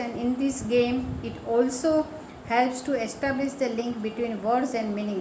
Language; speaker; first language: English; non-native, local second language; Gujarati